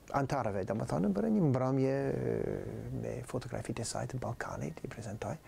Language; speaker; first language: Albanian; non-native, fluent; English